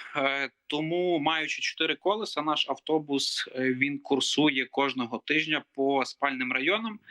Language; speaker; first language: Ukrainian; native; Ukrainian